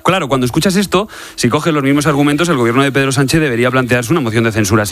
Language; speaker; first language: Spanish; native; Spanish